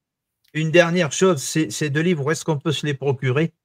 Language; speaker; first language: French; native; French